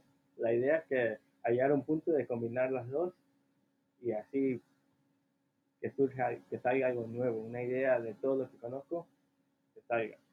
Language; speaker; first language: Spanish; early bilingual, heritage; Spanish